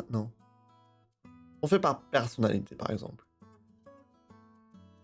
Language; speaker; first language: French; native; French